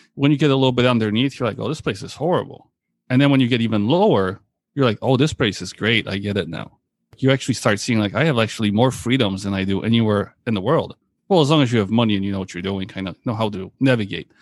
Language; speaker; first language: English; early bilingual, other home language; Polish